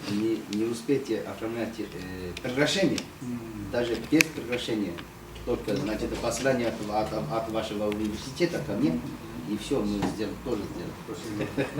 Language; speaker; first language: Russian; non-native, fluent; Chinese